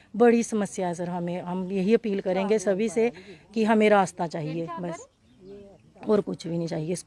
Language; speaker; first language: Hindi; native; Hindi